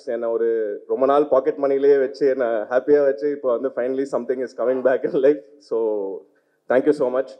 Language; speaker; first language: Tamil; native; Tamil